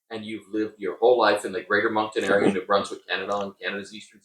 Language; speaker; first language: English; native; English